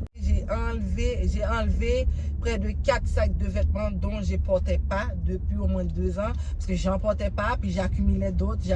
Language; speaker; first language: French; non-native, local second language; Haitian Creole